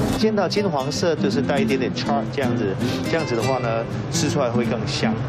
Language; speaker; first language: Chinese; non-native, local second language; Cantonese